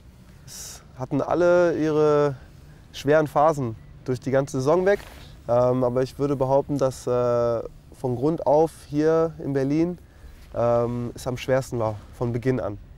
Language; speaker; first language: German; native; German